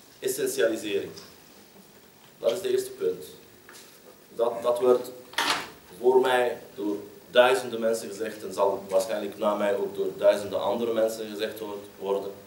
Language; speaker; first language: Dutch; non-native, fluent; Arabic